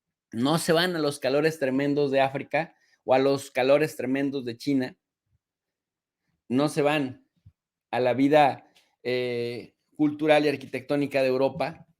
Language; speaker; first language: Spanish; native; Spanish